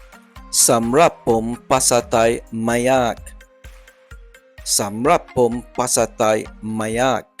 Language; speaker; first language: Thai; non-native, learner; English